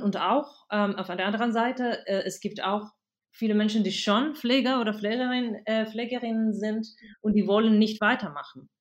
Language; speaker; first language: German; non-native, fluent; Spanish